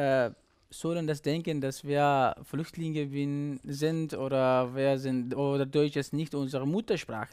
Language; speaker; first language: German; non-native, learner; Persian